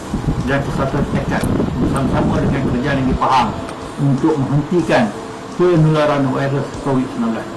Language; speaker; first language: Malay; native; Malay